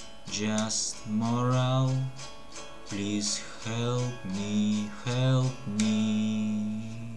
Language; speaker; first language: English; non-native, learner; Russian